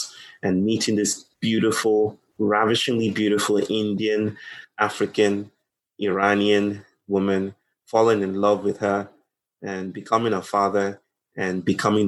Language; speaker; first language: English; non-native, local second language; Yoruba